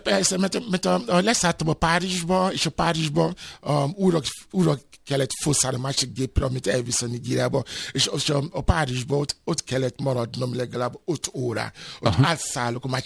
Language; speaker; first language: Hungarian; non-native, fluent; Yoruba